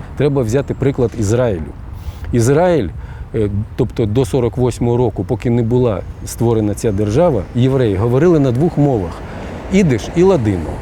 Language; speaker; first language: Ukrainian; non-native, local second language; Russian